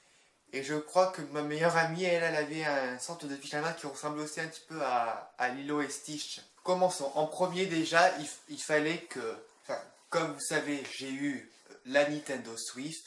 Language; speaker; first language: French; native; French